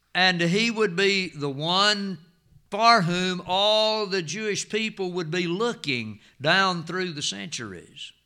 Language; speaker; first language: English; native; English